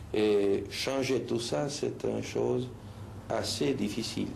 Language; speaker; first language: French; non-native, local second language; Spanish